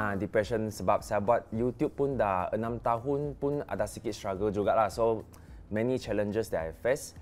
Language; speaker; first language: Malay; non-native, local second language; Chinese